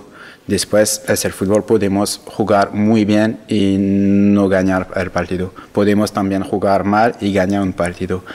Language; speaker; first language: Spanish; non-native, learner; French